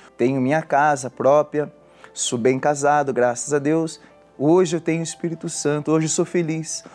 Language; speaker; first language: Portuguese; native; Portuguese